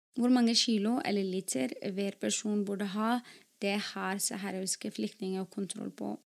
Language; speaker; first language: Norwegian; non-native, fluent; Arabic